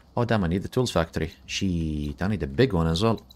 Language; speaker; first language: English; non-native, fluent; Arabic